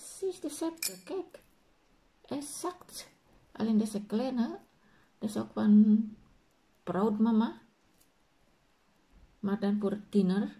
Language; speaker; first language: Dutch; non-native, learner; Indonesian